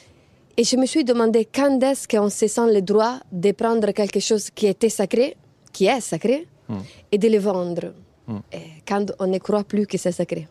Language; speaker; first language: French; non-native, fluent; Italian